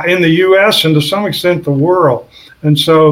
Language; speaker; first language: English; native; English